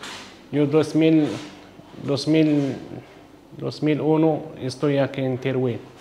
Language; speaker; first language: Spanish; non-native, learner; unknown